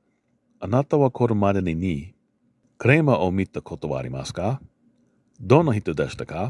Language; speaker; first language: Japanese; non-native, learner; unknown